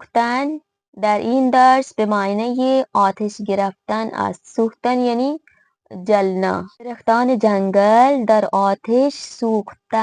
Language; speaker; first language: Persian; non-native, fluent; Urdu